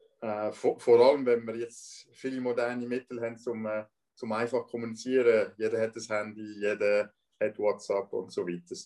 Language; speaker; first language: German; non-native, local second language; French